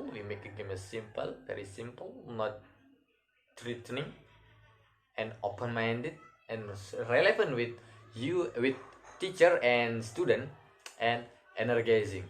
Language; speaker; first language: English; non-native, learner; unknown